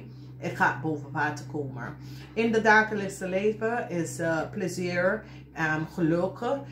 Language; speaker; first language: Dutch; non-native, learner; English